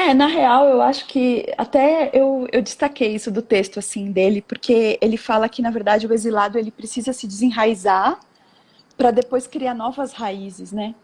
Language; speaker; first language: Portuguese; native; Portuguese